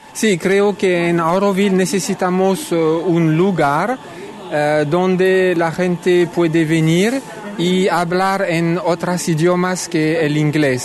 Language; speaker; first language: Spanish; non-native, fluent; French